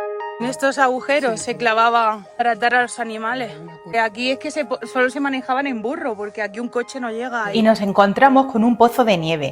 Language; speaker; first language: Spanish; native; Spanish